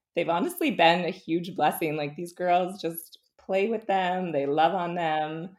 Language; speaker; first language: English; native; English